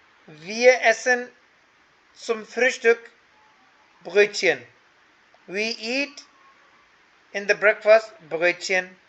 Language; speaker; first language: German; non-native, fluent; Hindi